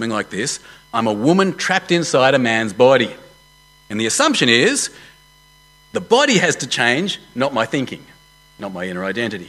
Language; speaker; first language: English; native; English